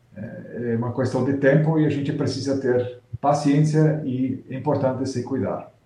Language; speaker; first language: Portuguese; non-native, fluent; German